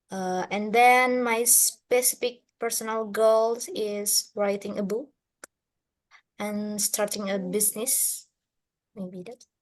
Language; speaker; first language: English; non-native, learner; Indonesian